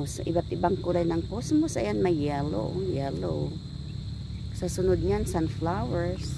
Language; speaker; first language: Filipino; non-native, local second language; Hiligaynon